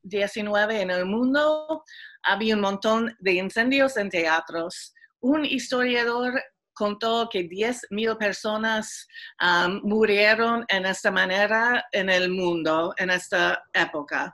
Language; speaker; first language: Spanish; non-native, fluent; English